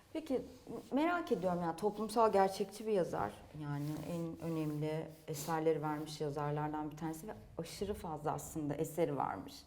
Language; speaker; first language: Turkish; native; Turkish